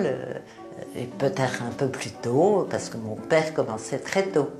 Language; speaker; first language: French; native; French